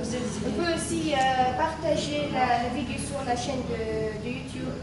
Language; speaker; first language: French; non-native, learner; Arabic